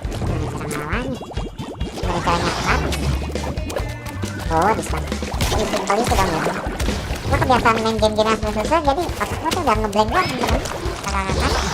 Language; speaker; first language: Indonesian; native; Indonesian